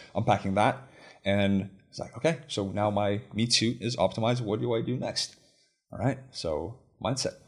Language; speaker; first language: English; non-native, fluent; Lithuanian